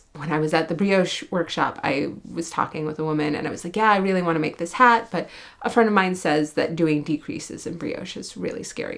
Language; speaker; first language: English; native; English